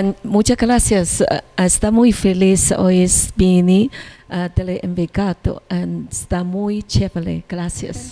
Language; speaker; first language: Spanish; non-native, learner; Chinese